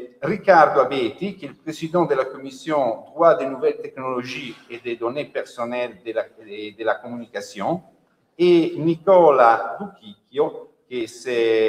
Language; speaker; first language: French; non-native, fluent; Italian